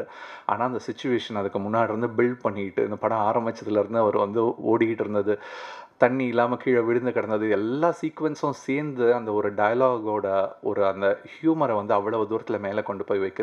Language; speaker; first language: Tamil; native; Tamil